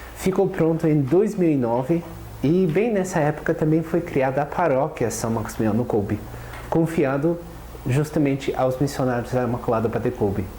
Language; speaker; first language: Portuguese; non-native, fluent; English